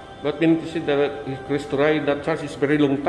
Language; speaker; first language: English; non-native, learner; Filipino